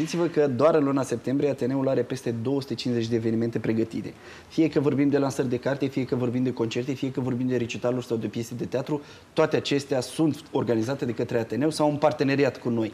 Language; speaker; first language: Romanian; native; Romanian